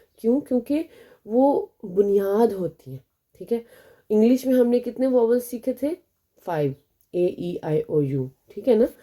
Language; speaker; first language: Urdu; native; Urdu